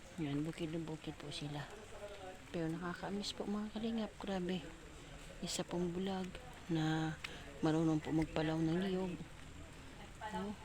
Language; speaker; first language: Filipino; non-native, local second language; Cebuano